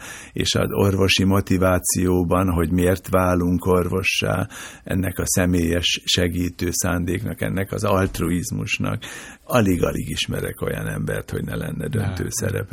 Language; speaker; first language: Hungarian; native; Hungarian